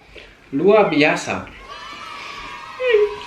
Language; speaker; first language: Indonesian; non-native, learner; German